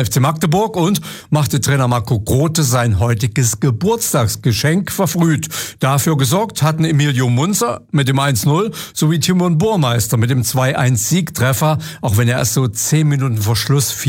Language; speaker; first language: German; native; German